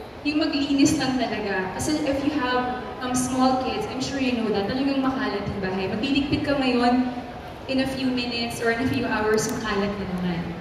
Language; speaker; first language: English; non-native, local second language; Filipino